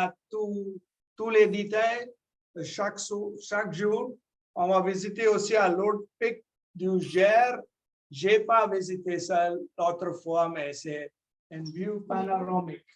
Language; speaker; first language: French; non-native, local second language; English